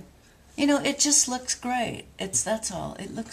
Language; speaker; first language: English; native; English